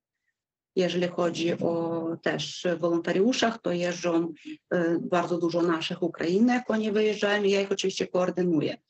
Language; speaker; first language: Polish; non-native, fluent; Ukrainian